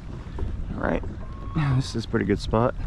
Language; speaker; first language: English; native; English